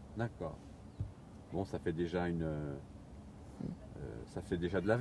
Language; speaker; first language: French; native; French